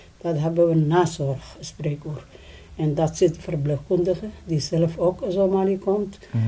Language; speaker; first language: Dutch; non-native, learner; Somali